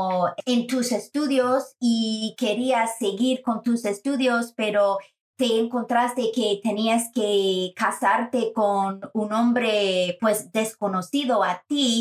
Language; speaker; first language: Spanish; non-native, fluent; English